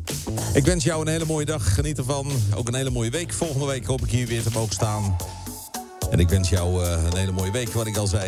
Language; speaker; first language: Dutch; native; Dutch